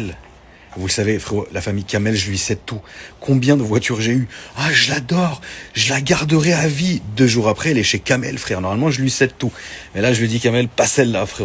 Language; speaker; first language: French; native; French